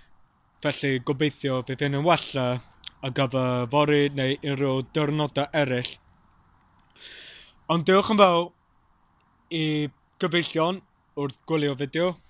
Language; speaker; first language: Welsh; non-native, local second language; English